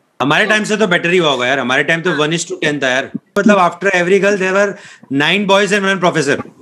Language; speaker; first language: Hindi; native; Hindi